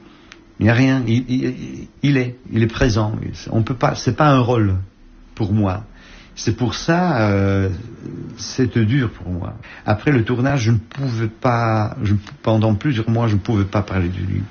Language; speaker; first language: French; non-native, fluent; Polish